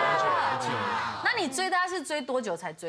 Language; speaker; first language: Chinese; native; Chinese